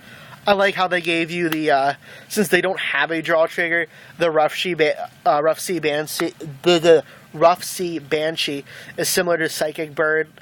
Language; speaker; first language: English; native; English